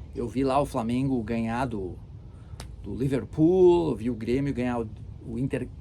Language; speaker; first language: Portuguese; early bilingual, heritage; Portuguese